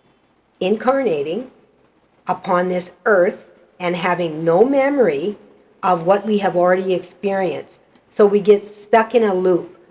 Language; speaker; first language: English; native; English